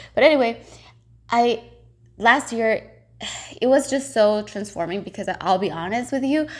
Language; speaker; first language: English; non-native, fluent; Spanish